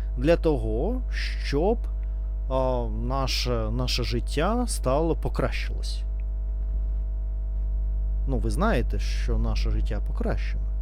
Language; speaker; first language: Ukrainian; non-native, learner; Russian